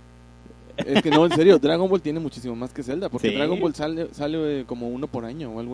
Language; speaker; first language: Spanish; native; Spanish